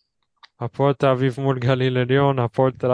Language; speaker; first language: Hebrew; native; Hebrew